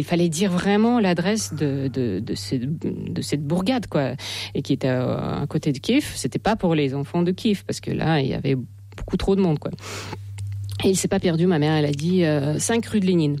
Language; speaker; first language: French; non-native, fluent; Russian